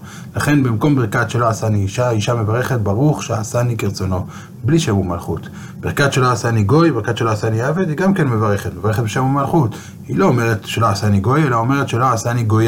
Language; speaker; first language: Hebrew; native; Hebrew